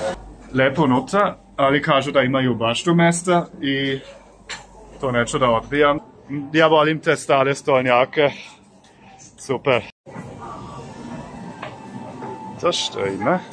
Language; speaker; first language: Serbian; non-native, fluent; German